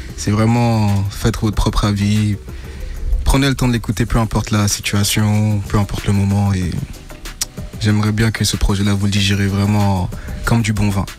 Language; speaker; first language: French; non-native, fluent; English